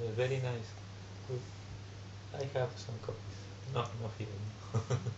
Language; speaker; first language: English; non-native, learner; German